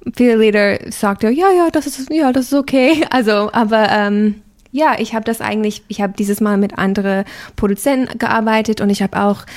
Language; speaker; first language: German; non-native, fluent; English